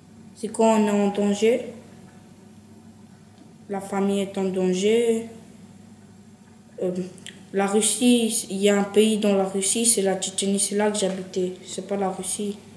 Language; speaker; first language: French; early bilingual, other home language; Chechen